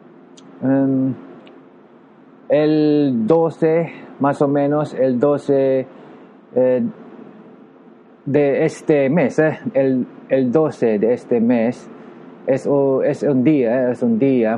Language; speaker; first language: Spanish; non-native, learner; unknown